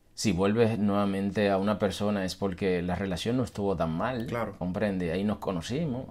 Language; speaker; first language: Spanish; native; Spanish